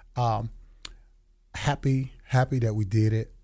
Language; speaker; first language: English; native; English